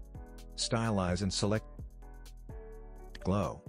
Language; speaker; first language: English; non-native, fluent; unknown